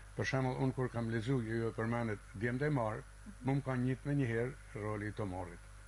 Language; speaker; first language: Albanian; native; Albanian